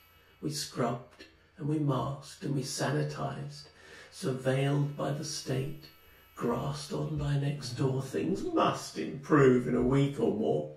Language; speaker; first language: English; native; English